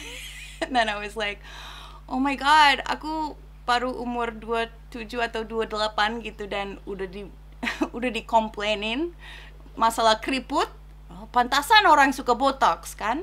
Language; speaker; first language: Indonesian; non-native, fluent; English